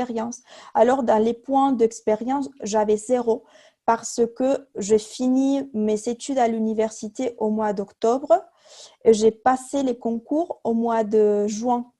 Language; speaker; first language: French; non-native, fluent; Spanish